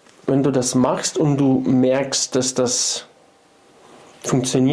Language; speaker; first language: German; non-native, fluent; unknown